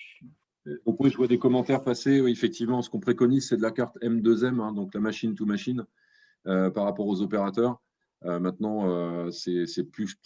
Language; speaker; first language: French; native; French